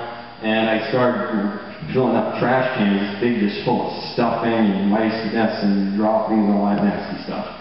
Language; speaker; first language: English; native; English